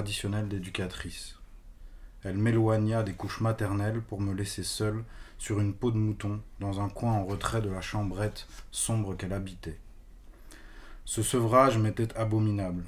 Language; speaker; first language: French; native; French